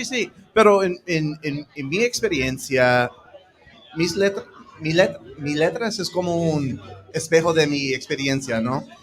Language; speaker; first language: Spanish; early bilingual, heritage; English